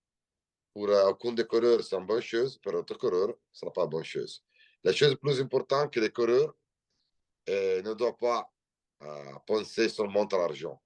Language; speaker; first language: French; non-native, learner; Italian